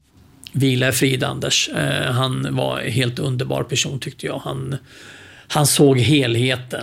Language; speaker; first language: Swedish; native; Swedish